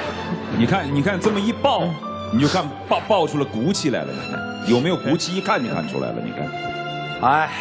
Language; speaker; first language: Chinese; native; Chinese